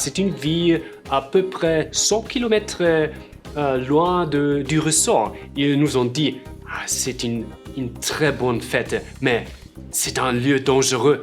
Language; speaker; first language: French; non-native, fluent; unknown